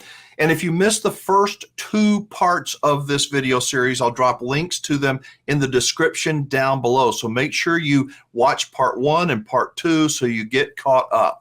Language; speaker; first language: English; native; English